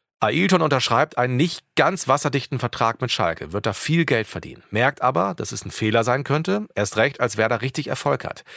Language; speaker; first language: German; native; German